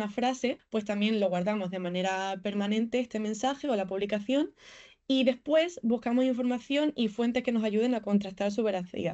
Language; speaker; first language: Spanish; native; Spanish